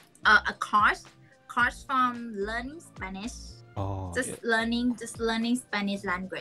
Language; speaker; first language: English; non-native, learner; Thai